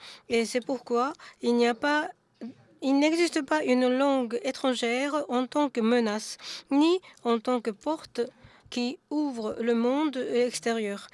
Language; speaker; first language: French; non-native, fluent; Japanese